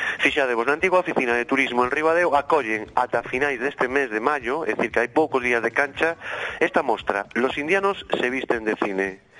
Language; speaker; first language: Galician; native; Galician